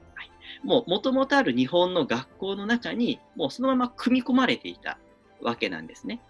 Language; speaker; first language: Japanese; native; Japanese